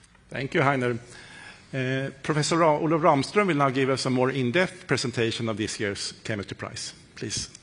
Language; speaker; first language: English; non-native, fluent; Swedish